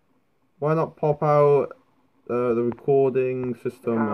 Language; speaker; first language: English; native; English